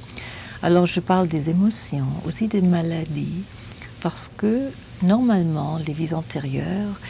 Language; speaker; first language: French; non-native, fluent; German